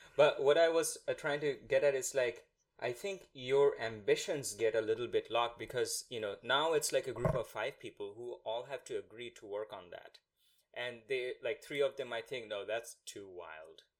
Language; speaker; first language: English; non-native, local second language; Bangla